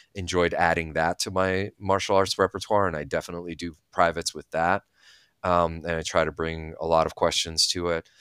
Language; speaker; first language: English; early bilingual, other home language; Bulgarian